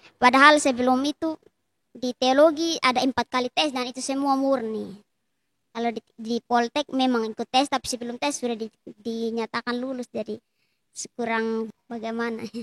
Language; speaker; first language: Indonesian; native; Indonesian